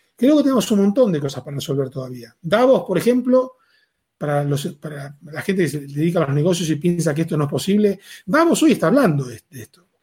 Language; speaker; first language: Spanish; native; Spanish